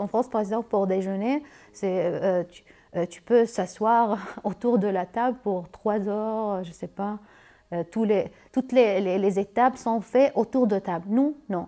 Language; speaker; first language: French; non-native, learner; Arabic